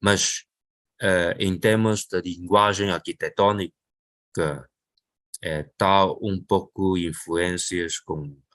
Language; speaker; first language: Portuguese; non-native, local second language; Chinese